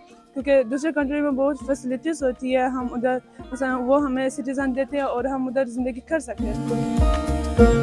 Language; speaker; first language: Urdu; non-native, learner; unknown